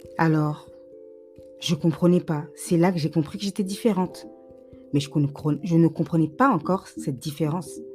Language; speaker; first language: French; native; French